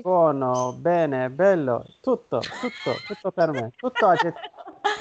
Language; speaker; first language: Italian; non-native, learner; Turkish